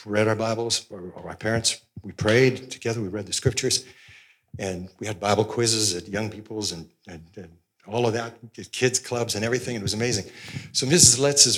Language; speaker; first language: English; native; English